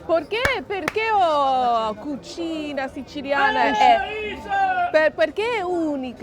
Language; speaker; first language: Italian; non-native, learner; English